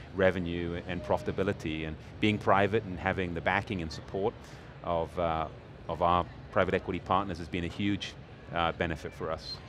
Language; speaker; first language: English; native; English